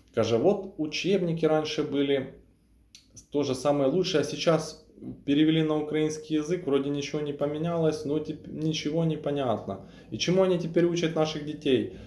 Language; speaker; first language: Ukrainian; non-native, local second language; Russian